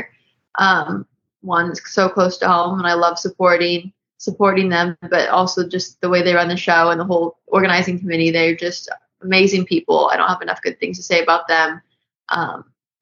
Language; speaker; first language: English; native; English